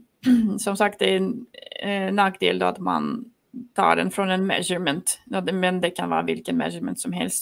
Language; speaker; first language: Swedish; non-native, fluent; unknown